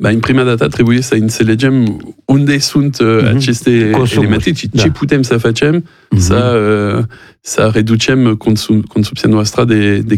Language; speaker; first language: Romanian; non-native, fluent; French